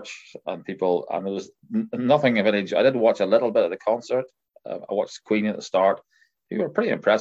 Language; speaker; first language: English; native; English